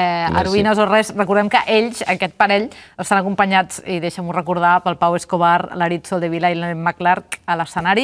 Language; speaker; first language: Catalan; native; Catalan